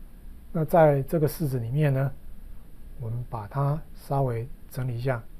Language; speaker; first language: Chinese; native; Chinese